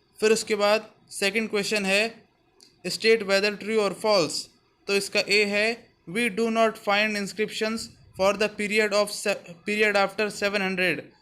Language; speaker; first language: Hindi; native; Hindi